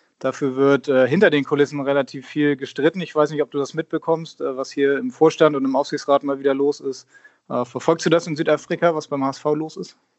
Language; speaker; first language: German; native; German